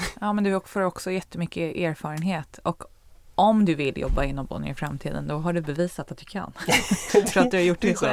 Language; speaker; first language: Swedish; early bilingual, heritage; Swedish